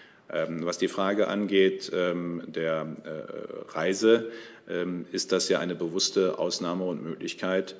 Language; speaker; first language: German; native; German